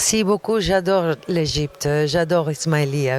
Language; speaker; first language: French; non-native, fluent; Arabic